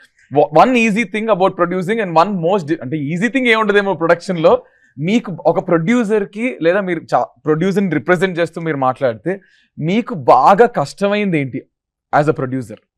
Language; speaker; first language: Telugu; native; Telugu